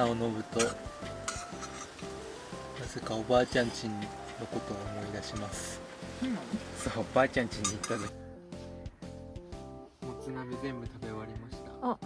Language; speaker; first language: Japanese; native; Japanese